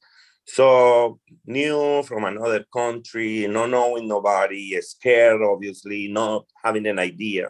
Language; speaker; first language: English; non-native, fluent; Spanish